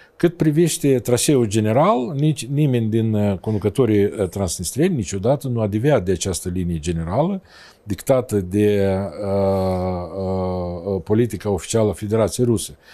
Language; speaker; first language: Romanian; native; Romanian